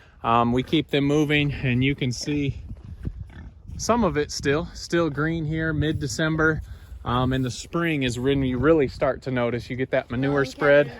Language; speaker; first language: English; native; English